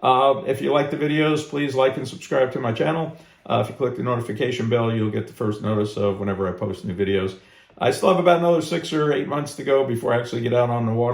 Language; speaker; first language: English; native; English